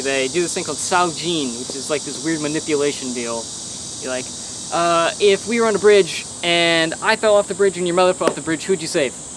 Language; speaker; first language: English; native; English